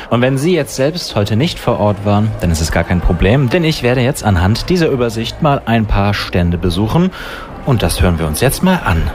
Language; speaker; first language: German; native; German